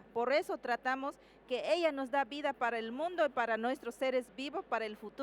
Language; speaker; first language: Spanish; non-native, local second language; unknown